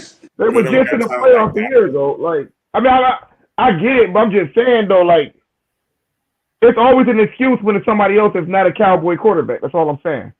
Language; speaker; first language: English; native; English